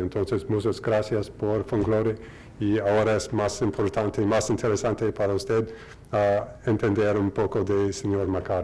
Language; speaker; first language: Spanish; non-native, learner; English